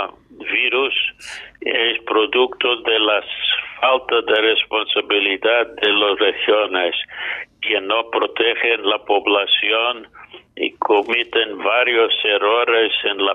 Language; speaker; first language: Spanish; non-native, fluent; English